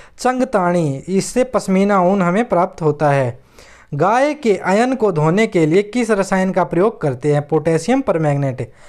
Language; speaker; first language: Hindi; native; Hindi